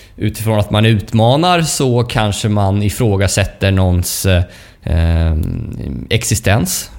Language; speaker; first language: Swedish; native; Swedish